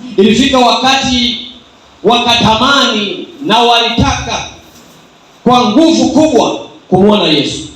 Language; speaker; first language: Swahili; native; Swahili